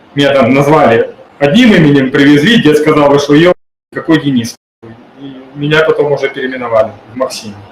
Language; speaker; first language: Russian; native; Russian